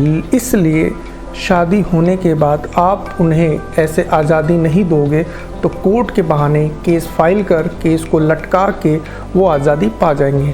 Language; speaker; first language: Hindi; native; Hindi